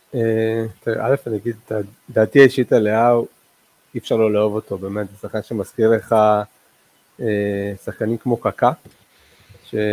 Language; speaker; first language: Hebrew; non-native, local second language; Arabic